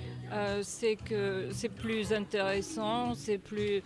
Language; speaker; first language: French; non-native, fluent; Serbian